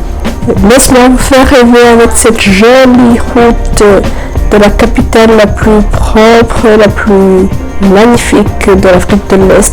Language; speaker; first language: French; non-native, local second language; Rundi